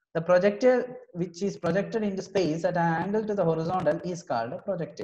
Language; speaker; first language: English; non-native, local second language; Malayalam